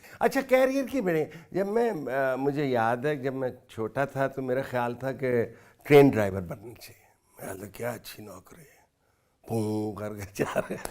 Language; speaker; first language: Urdu; non-native, local second language; Punjabi